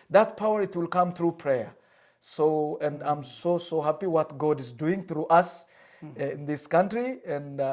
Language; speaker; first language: English; non-native, fluent; Amharic